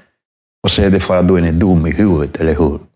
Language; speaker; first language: Swedish; non-native, fluent; Spanish